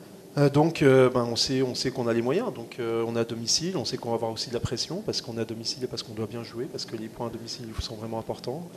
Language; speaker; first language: French; native; French